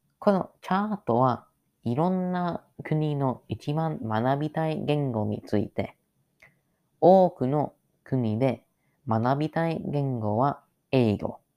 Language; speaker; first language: Japanese; non-native, learner; English